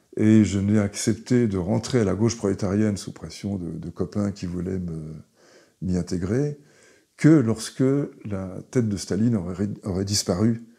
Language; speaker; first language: French; early bilingual, other home language; Hebrew